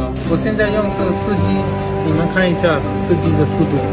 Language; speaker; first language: Chinese; non-native, learner; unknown